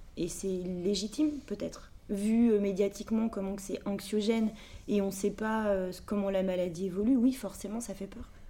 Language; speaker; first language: French; native; French